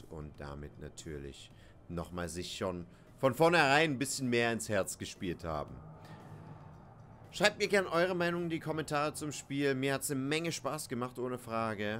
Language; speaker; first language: German; native; German